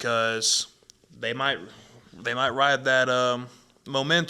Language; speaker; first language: English; native; English